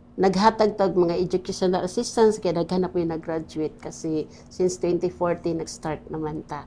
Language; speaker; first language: Cebuano; non-native, local second language; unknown